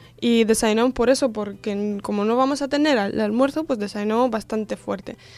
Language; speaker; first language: Spanish; early bilingual, other home language; Russian